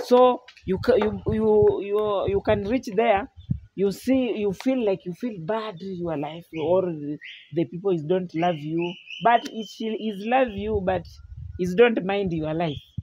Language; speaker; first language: English; non-native, learner; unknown